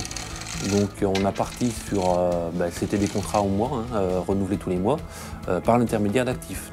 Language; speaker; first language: French; native; French